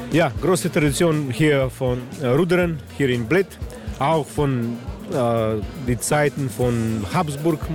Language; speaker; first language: German; non-native, learner; Slovenian